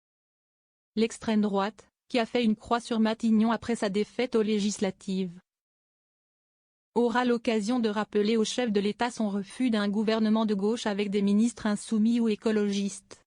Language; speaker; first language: French; native; French